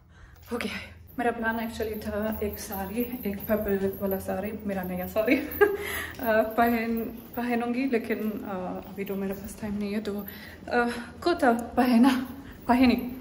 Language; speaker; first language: Hindi; non-native, learner; German